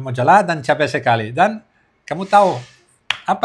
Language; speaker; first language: Indonesian; non-native, learner; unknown